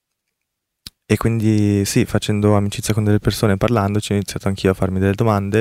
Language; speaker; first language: Italian; early bilingual, other home language; Korean